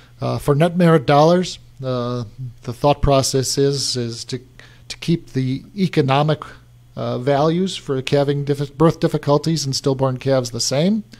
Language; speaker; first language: English; native; English